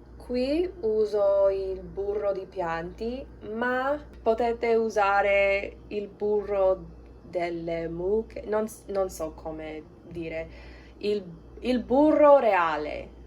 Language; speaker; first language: Italian; non-native, learner; English